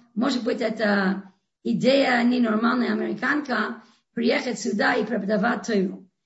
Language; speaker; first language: Russian; non-native, fluent; English